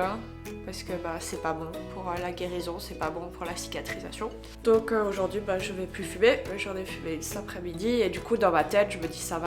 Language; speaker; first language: French; native; French